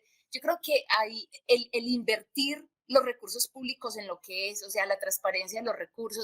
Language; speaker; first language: Spanish; native; Spanish